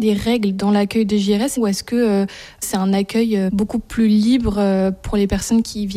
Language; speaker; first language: French; native; French